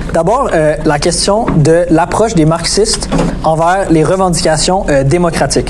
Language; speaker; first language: French; native; French